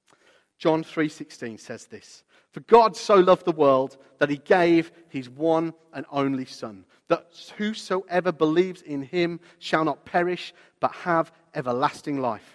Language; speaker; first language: English; native; English